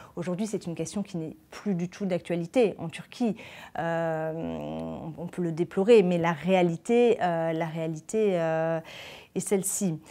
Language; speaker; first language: French; native; French